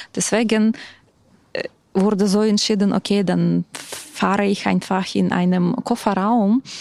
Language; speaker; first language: German; non-native, fluent; Ukrainian